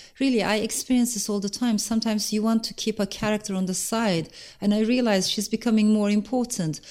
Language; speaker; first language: English; non-native, fluent; Turkish